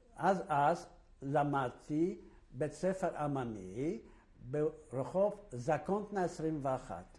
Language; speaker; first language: Hebrew; non-native, fluent; Polish